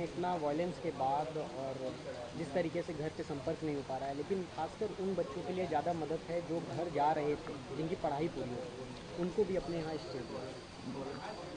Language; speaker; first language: Hindi; native; Hindi